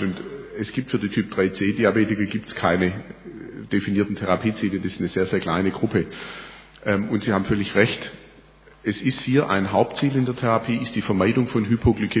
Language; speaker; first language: German; native; German